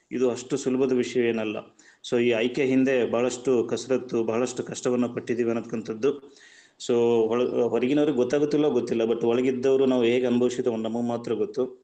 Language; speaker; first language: Kannada; native; Kannada